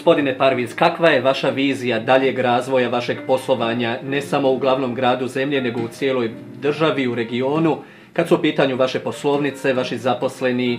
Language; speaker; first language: Croatian; native; Croatian